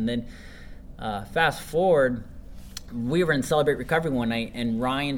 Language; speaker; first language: English; native; English